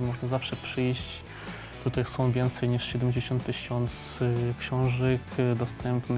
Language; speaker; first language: Polish; non-native, learner; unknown